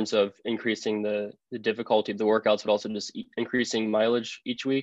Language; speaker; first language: English; native; English